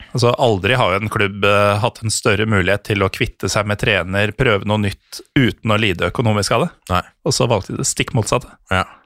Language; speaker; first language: Norwegian; native; Norwegian